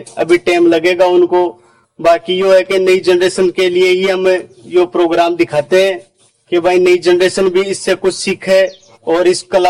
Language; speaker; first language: Hindi; native; Hindi